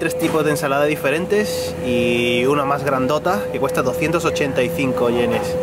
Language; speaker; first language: Spanish; native; Spanish